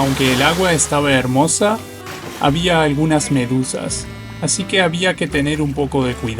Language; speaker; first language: Spanish; native; Spanish